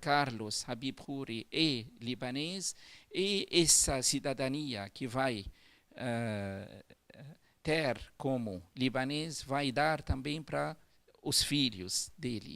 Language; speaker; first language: Portuguese; non-native, fluent; Arabic